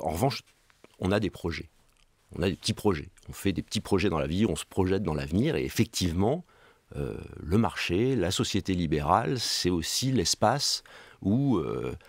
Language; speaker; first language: French; native; French